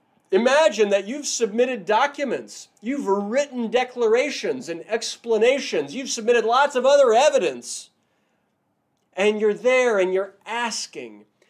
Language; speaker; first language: English; native; English